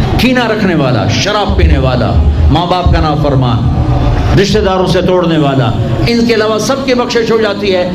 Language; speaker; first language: Urdu; non-native, local second language; Punjabi